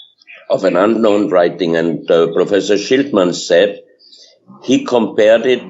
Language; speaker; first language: English; non-native, fluent; German